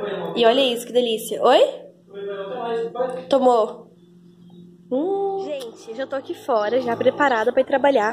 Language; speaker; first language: Portuguese; native; Portuguese